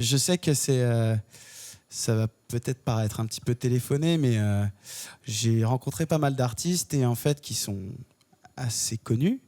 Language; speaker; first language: French; native; French